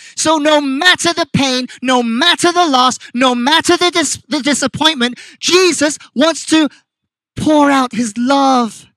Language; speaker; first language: English; non-native, fluent; Korean